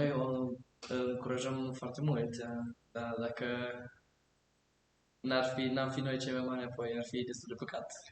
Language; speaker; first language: Romanian; early bilingual, heritage; German